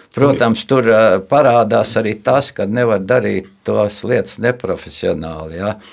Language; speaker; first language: Latvian; native; Latvian